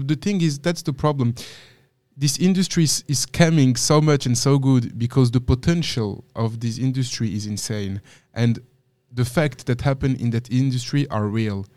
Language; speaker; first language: English; non-native, fluent; French